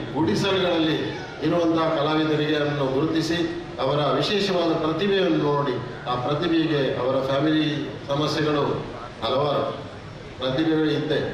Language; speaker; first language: Kannada; non-native, local second language; Tulu